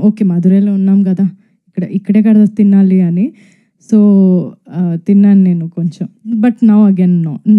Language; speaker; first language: Telugu; non-native, fluent; Tamil